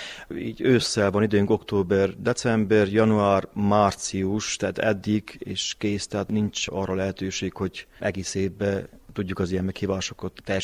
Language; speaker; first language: Hungarian; native; Hungarian